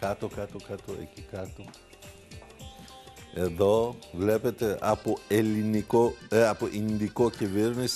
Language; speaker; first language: Greek; non-native, learner; Persian